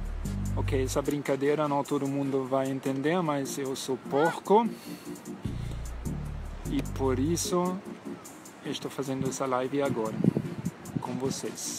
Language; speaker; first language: Portuguese; non-native, fluent; German